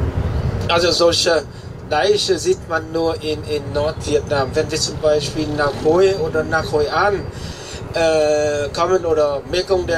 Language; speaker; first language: German; non-native, fluent; Vietnamese